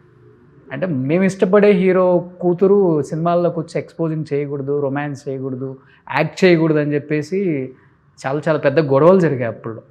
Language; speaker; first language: Telugu; native; Telugu